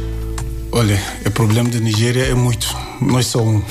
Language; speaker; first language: Portuguese; non-native, learner; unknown